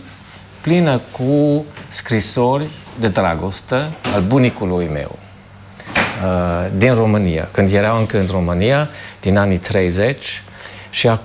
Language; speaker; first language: Romanian; non-native, fluent; German